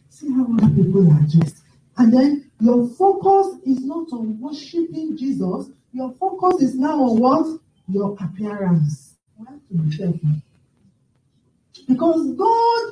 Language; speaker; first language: English; non-native, local second language; Yoruba